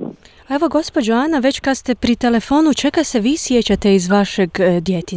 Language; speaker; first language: Croatian; native; Croatian